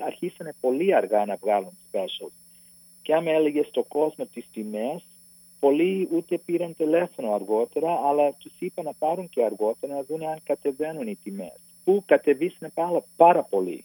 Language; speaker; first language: Greek; early bilingual, heritage; Greek